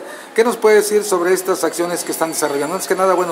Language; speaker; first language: Spanish; native; Spanish